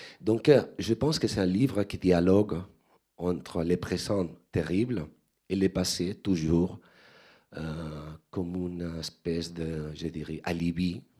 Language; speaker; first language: French; non-native, learner; Spanish